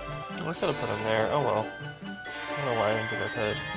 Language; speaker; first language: English; native; English